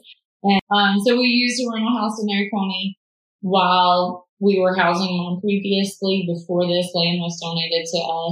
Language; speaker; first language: English; native; English